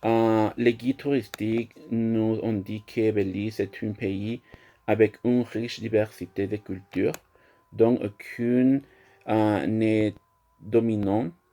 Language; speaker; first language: French; non-native, learner; Spanish